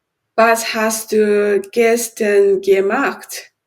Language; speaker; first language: German; non-native, learner; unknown